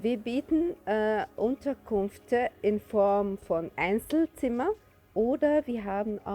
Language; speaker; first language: German; non-native, fluent; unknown